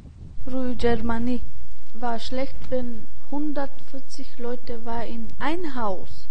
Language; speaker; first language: German; non-native, learner; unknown